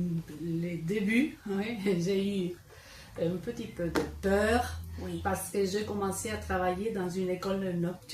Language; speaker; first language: French; non-native, fluent; Spanish